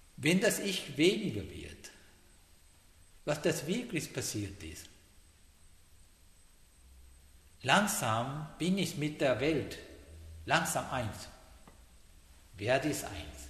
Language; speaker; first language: German; non-native, fluent; Sinhala